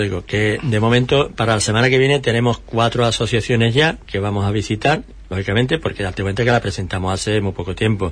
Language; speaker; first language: Spanish; native; Spanish